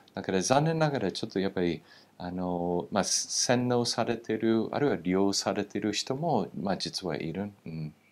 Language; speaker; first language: Japanese; non-native, fluent; English